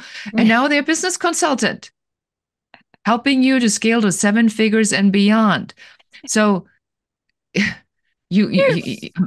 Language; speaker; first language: English; non-native, fluent; German